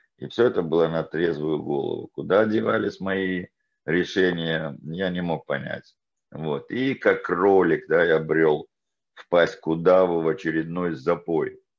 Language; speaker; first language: Russian; native; Russian